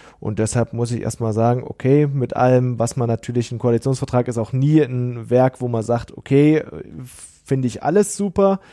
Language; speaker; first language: German; native; German